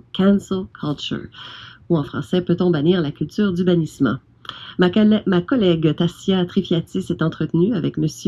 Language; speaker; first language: French; native; French